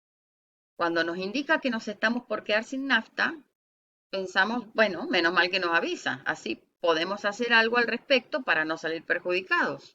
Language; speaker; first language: Spanish; native; Spanish